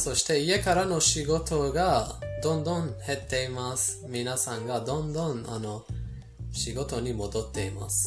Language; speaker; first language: Japanese; non-native, fluent; Persian